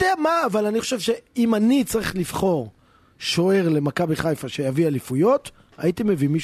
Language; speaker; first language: Hebrew; native; Hebrew